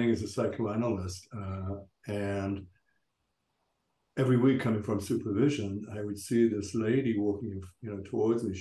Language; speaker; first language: English; native; English